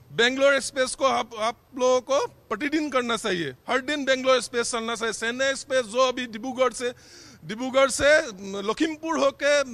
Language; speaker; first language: Hindi; non-native, local second language; Assamese